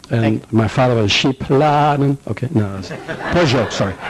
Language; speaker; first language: English; non-native, fluent; Dutch